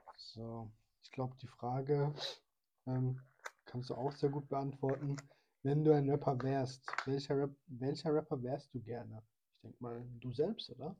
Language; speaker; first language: German; early bilingual, other home language; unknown